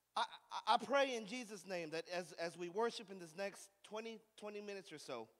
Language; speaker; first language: English; native; English